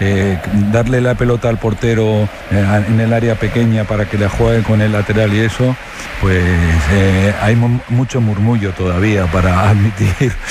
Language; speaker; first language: Spanish; native; Spanish